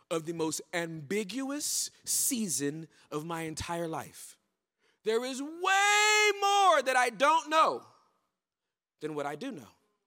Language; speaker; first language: English; native; English